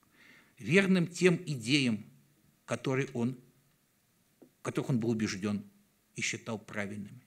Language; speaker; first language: Russian; native; Russian